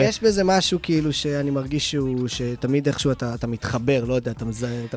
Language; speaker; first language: Hebrew; native; Hebrew